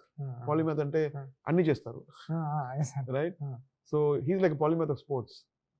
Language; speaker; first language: Telugu; non-native, learner; Tamil